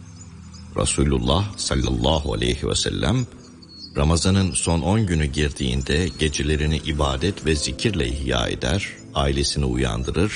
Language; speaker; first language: Turkish; native; Turkish